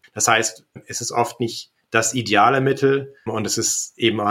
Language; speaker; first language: German; native; German